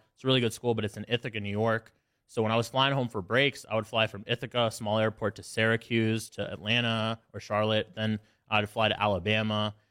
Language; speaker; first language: English; native; English